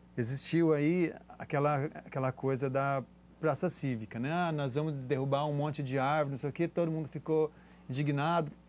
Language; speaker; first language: Portuguese; native; Portuguese